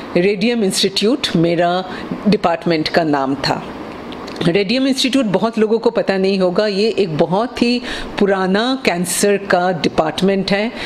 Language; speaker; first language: Hindi; non-native, local second language; Bangla